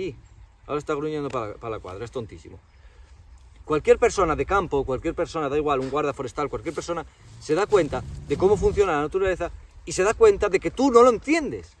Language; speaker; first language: Spanish; native; Spanish